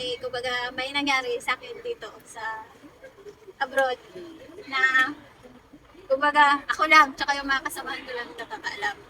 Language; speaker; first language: Filipino; non-native, local second language; Hiligaynon